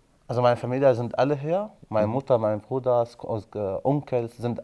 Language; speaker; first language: German; non-native, fluent; Arabic